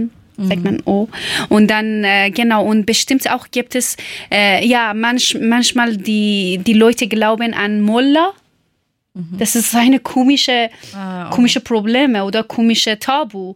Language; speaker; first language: German; non-native, learner; Persian